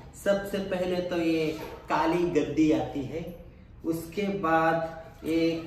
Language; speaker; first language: Hindi; non-native, local second language; Marathi